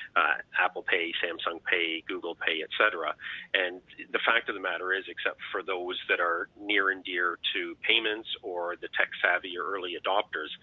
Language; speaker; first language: English; native; English